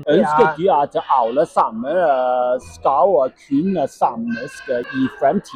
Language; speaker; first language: Norwegian; non-native, learner; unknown